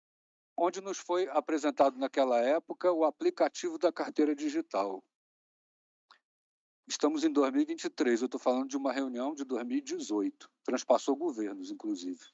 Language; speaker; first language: Portuguese; native; Portuguese